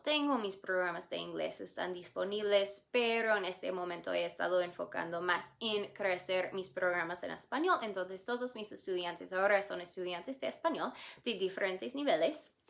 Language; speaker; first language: Spanish; non-native, fluent; English